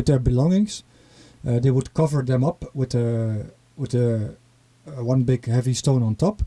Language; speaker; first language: English; non-native, fluent; Dutch